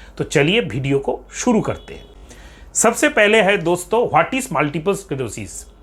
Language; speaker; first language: Hindi; non-native, local second language; Bangla